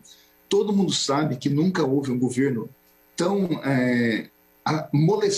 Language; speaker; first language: Portuguese; native; Portuguese